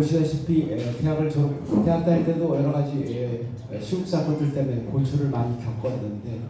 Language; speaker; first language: Korean; native; Korean